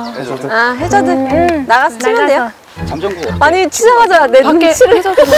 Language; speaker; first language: Korean; non-native, fluent; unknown